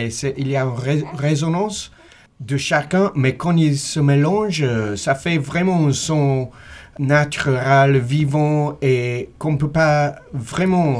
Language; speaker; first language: French; non-native, fluent; English